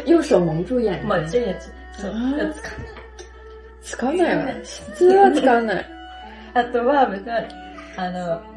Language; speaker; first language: Chinese; non-native, learner; Japanese